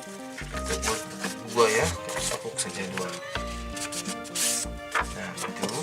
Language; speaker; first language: Indonesian; native; Indonesian